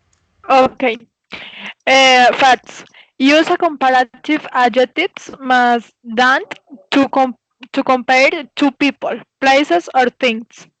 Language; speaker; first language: English; non-native, learner; Spanish